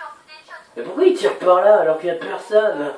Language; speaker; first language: French; native; French